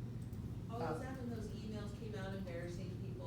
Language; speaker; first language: English; native; English